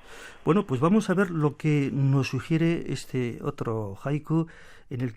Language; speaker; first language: Spanish; native; Spanish